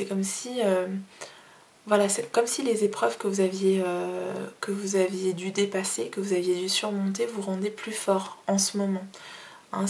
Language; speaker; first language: French; native; French